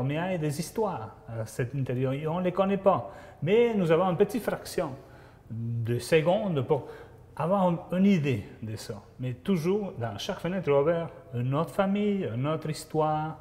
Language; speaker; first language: French; non-native, fluent; Spanish